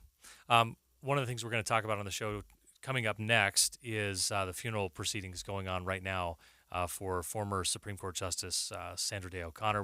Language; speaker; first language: English; native; English